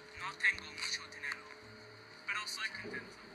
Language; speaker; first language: Spanish; non-native, learner; English